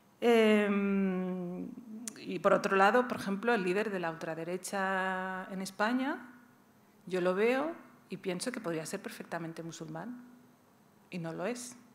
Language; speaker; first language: Spanish; early bilingual, other home language; Riffian